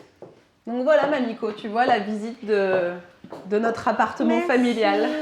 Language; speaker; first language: French; native; French